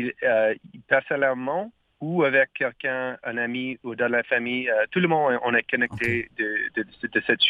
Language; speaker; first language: French; non-native, learner; English